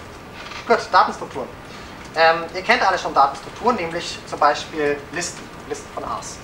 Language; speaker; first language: German; native; German